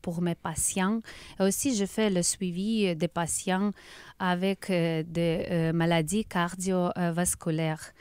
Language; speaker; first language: French; non-native, learner; Ukrainian